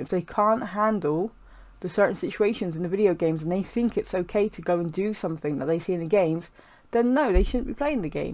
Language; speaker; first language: English; native; English